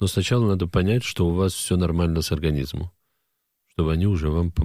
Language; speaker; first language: Russian; native; Russian